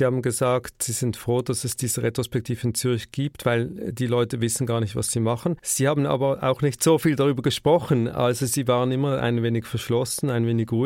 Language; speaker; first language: German; native; German